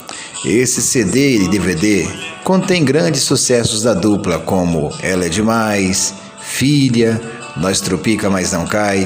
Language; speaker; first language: Portuguese; native; Portuguese